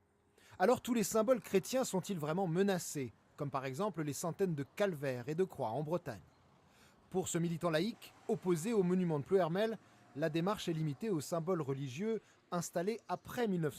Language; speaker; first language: French; native; French